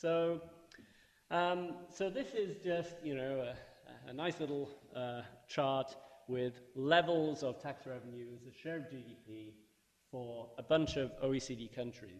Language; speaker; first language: English; native; English